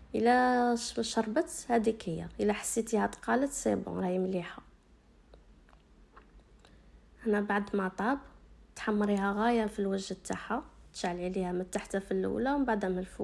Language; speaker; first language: Arabic; native; Arabic